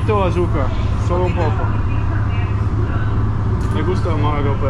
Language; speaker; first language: Spanish; non-native, learner; English